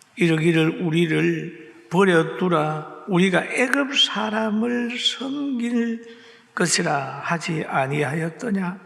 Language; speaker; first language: Korean; native; Korean